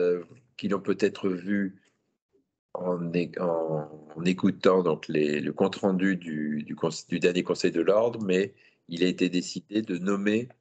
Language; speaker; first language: French; native; French